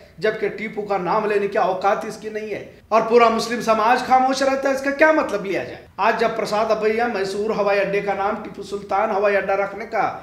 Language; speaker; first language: Hindi; non-native, local second language; Urdu